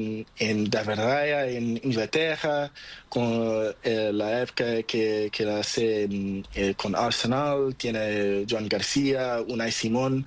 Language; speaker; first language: Spanish; non-native, learner; Portuguese